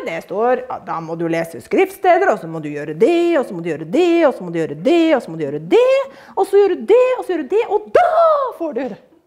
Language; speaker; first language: Norwegian; native; Norwegian